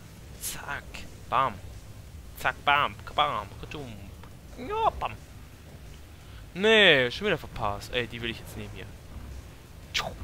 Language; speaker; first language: German; native; German